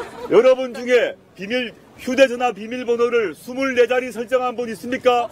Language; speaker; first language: Korean; native; Korean